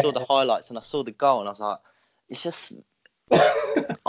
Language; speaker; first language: English; native; English